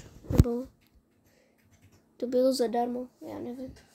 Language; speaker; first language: Czech; early bilingual, other home language; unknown